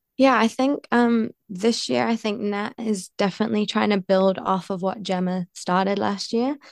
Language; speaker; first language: English; native; English